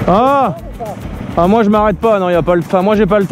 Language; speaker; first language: French; native; French